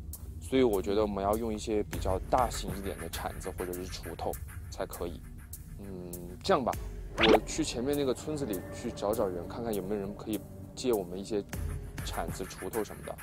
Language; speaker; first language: Chinese; native; Chinese